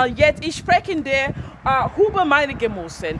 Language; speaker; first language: German; non-native, learner; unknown